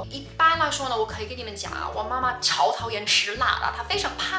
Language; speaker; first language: Chinese; non-native, fluent; English